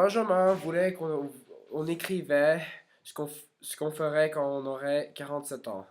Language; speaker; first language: French; non-native, learner; English